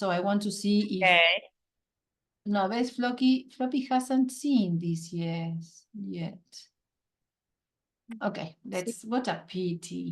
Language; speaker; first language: English; non-native, fluent; Spanish